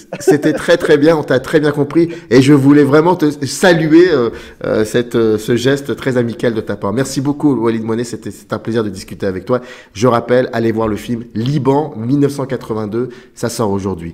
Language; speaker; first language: French; native; French